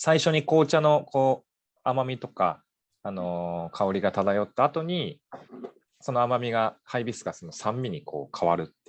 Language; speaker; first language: Japanese; native; Japanese